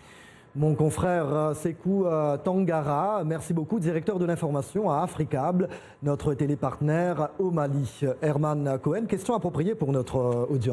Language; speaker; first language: French; native; French